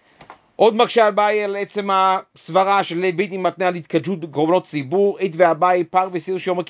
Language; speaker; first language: Hebrew; native; Hebrew